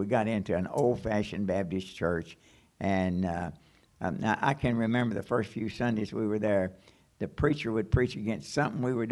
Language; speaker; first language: English; native; English